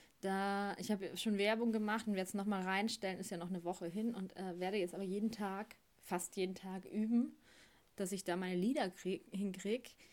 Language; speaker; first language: German; native; German